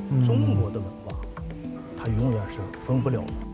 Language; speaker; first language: Chinese; native; Chinese